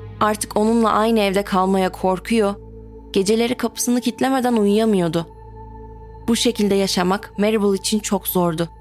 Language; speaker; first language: Turkish; native; Turkish